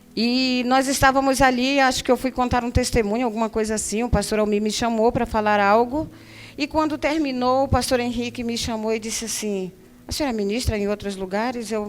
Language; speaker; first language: Portuguese; native; Portuguese